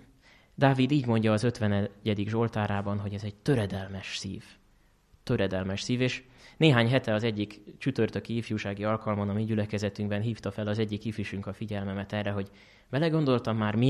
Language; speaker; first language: Hungarian; native; Hungarian